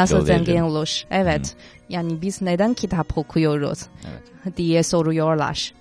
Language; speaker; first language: Turkish; non-native, fluent; Chinese